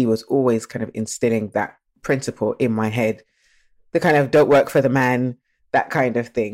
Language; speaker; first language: English; native; English